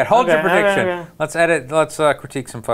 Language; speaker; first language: English; native; English